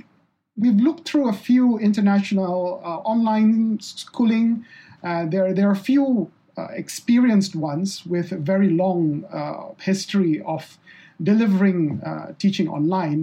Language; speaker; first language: English; non-native, local second language; Malay